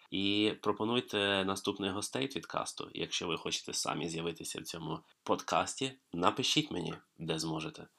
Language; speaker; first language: Ukrainian; native; Ukrainian